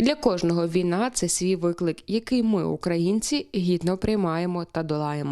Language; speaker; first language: Ukrainian; native; Ukrainian